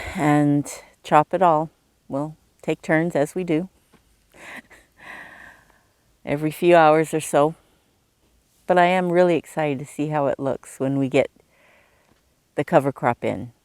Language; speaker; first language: English; native; English